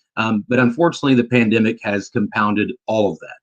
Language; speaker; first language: English; native; English